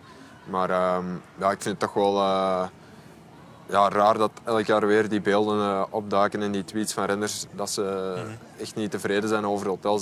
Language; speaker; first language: Dutch; native; Dutch